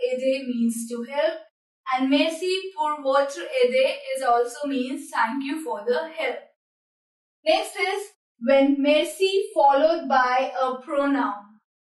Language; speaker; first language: English; non-native, local second language; Hindi